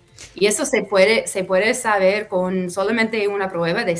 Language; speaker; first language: Spanish; non-native, fluent; English